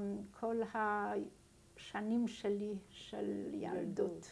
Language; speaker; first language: Hebrew; non-native, fluent; Yiddish